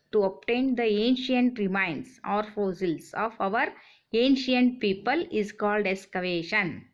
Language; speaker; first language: English; non-native, local second language; Kannada